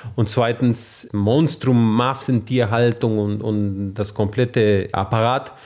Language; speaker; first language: German; non-native, fluent; Spanish